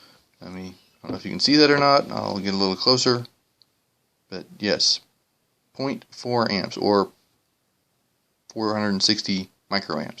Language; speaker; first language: English; native; English